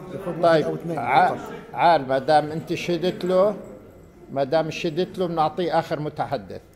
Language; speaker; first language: Arabic; native; Arabic